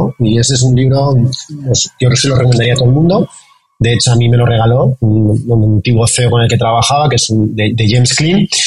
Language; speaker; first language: Spanish; native; Spanish